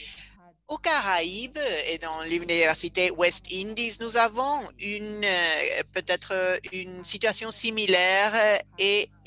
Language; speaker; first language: French; non-native, fluent; Spanish